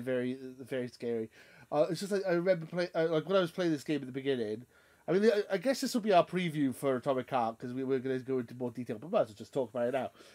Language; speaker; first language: English; native; English